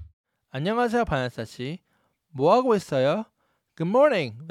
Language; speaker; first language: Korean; non-native, learner; English